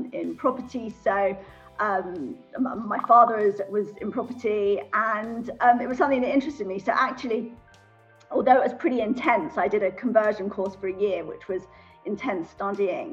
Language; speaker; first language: English; native; English